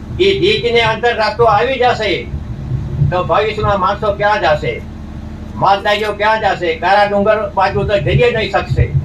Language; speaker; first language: Gujarati; non-native, local second language; Kachhi